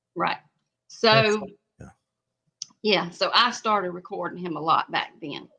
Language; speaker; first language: English; native; English